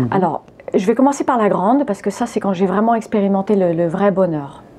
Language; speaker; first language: French; early bilingual, other home language; English